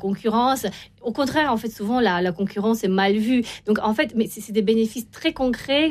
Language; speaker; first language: French; non-native, fluent; Romanian